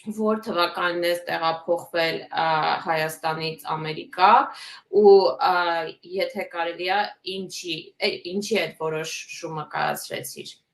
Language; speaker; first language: Armenian; native; Armenian